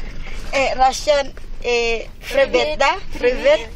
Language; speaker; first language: Russian; non-native, learner; Filipino